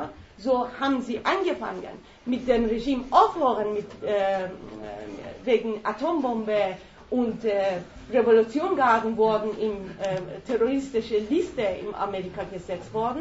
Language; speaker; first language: German; non-native, fluent; Persian